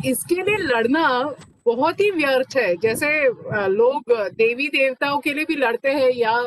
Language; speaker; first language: Hindi; non-native, local second language; Bhojpuri